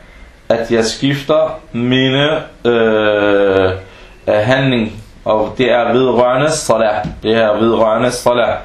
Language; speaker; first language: Danish; non-native, fluent; Arabic